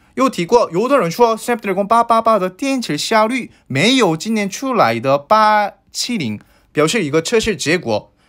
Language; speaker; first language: Chinese; non-native, fluent; Korean